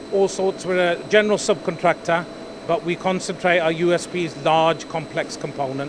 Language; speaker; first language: English; native; English